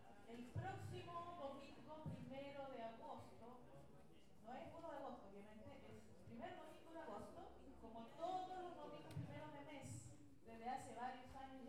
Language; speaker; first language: Spanish; native; Spanish